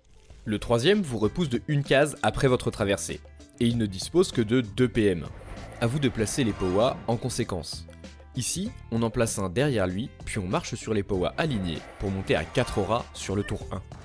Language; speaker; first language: French; native; French